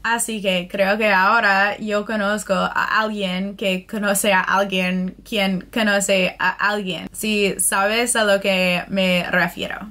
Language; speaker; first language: Spanish; non-native, fluent; English